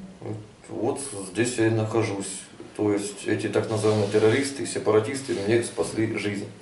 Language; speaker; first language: Russian; non-native, local second language; Ukrainian